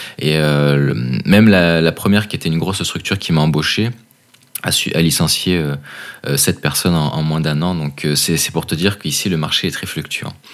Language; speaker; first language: French; native; French